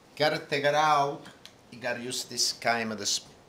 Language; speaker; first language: English; non-native, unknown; Italian